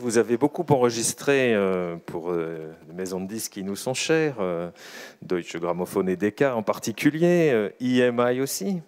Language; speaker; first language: French; native; French